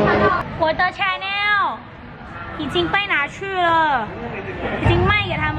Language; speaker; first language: Chinese; non-native, fluent; Thai